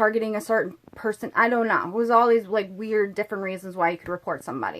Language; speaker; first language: English; native; English